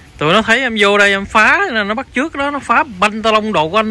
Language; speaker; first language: Vietnamese; native; Vietnamese